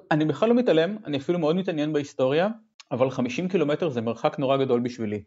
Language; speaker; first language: Hebrew; native; Hebrew